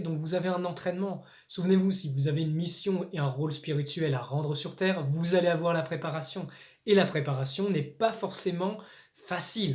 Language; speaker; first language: French; native; French